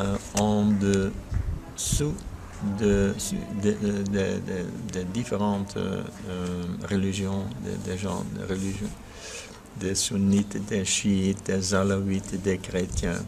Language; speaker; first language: French; non-native, fluent; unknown